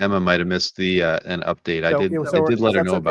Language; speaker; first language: English; native; English